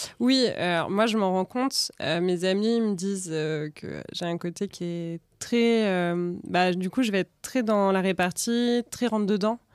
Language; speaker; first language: French; native; French